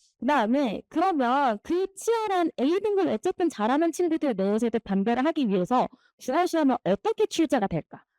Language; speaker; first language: Korean; native; Korean